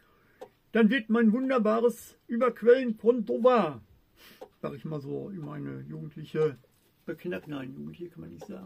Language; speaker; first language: German; native; German